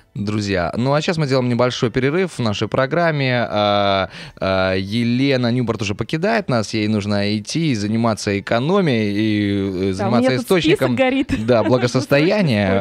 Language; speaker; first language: Russian; native; Russian